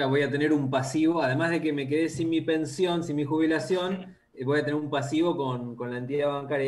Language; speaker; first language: Spanish; native; Spanish